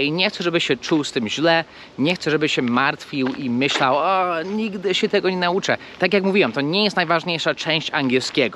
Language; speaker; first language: Polish; non-native, fluent; English